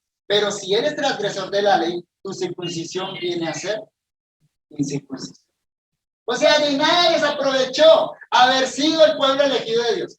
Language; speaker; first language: Spanish; native; Spanish